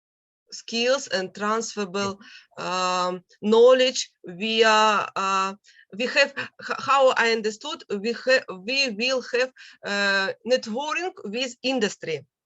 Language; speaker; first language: English; non-native, learner; Russian